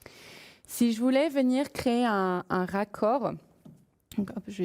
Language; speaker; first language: French; native; French